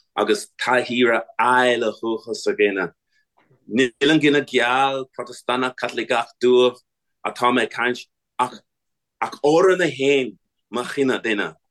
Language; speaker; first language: Irish; non-native, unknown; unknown